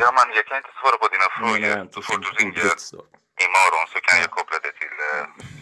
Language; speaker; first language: Swedish; non-native, learner; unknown